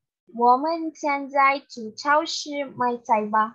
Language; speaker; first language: Chinese; non-native, learner; Malay